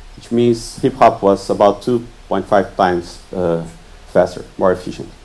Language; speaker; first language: English; non-native, fluent; Portuguese